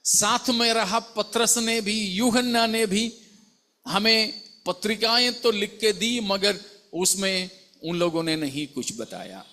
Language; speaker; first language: Hindi; non-native, local second language; Malayalam